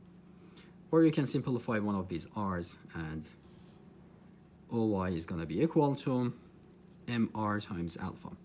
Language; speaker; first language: English; non-native, fluent; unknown